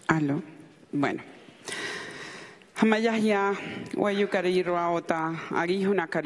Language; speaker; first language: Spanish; non-native, local second language; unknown